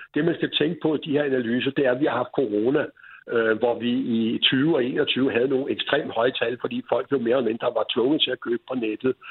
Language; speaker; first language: Danish; native; Danish